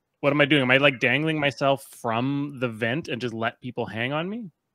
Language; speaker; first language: English; native; English